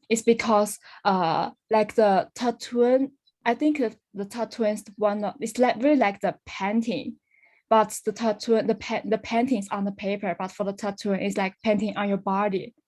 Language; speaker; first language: English; non-native, learner; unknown